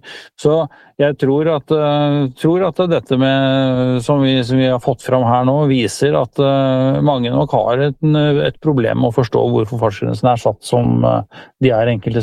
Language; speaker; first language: Norwegian; native; Norwegian